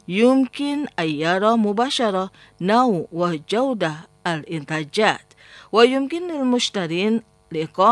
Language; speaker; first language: Arabic; non-native, fluent; Indonesian